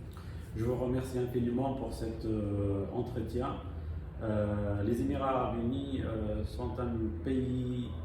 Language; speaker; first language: French; non-native, fluent; Arabic